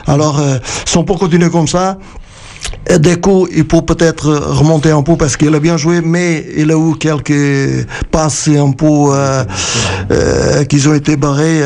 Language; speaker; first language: French; non-native, fluent; Portuguese